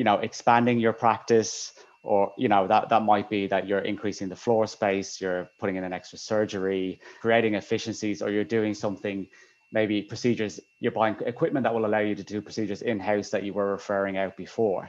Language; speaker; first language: English; native; English